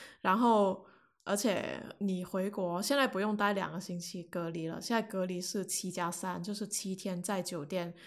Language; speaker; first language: Chinese; non-native, local second language; Cantonese